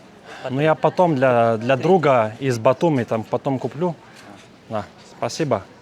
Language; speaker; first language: Russian; non-native, fluent; Lithuanian